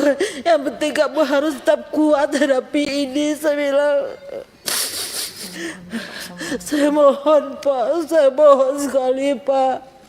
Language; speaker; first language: Indonesian; non-native, local second language; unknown